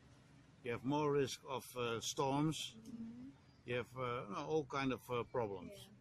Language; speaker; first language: English; non-native, fluent; Dutch